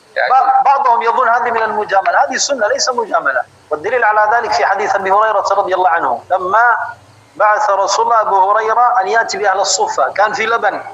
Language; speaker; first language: Arabic; non-native, fluent; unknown